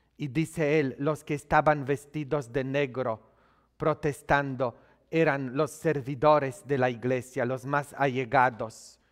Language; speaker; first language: Spanish; non-native, fluent; Polish